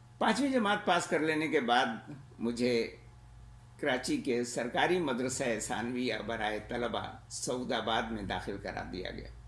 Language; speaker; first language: Urdu; native; Urdu